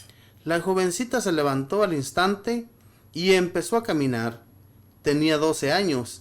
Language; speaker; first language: Spanish; native; Spanish